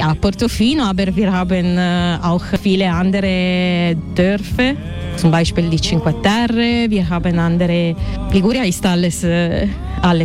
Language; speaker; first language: German; non-native, learner; Italian